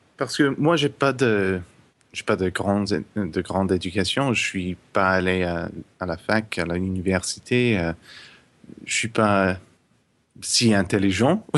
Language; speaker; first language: French; non-native, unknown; English